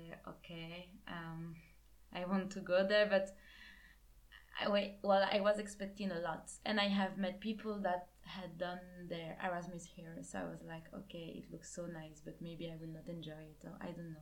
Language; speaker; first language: English; non-native, fluent; French